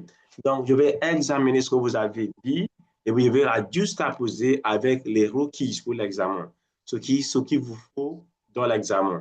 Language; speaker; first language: French; non-native, fluent; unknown